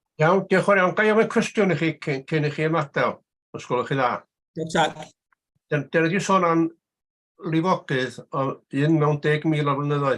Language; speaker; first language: Welsh; native; Welsh